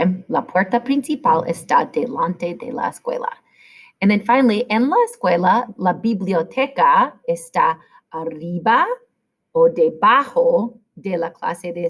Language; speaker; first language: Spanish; non-native, fluent; English